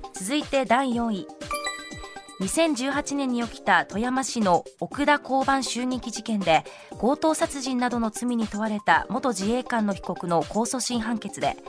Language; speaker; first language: Japanese; native; Japanese